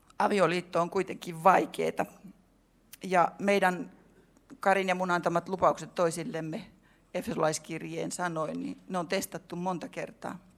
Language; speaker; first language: Finnish; native; Finnish